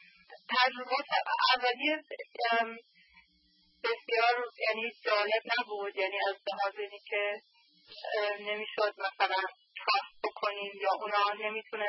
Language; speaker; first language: Persian; early bilingual, heritage; Persian